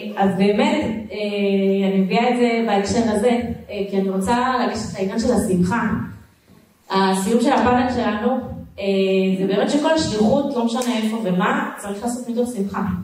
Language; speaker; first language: Hebrew; native; Hebrew